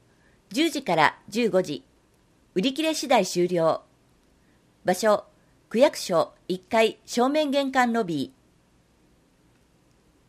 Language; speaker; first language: Japanese; native; Japanese